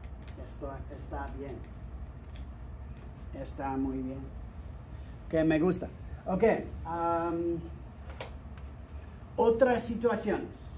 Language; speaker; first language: Spanish; non-native, fluent; English